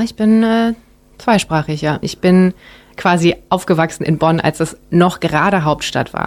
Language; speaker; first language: German; native; German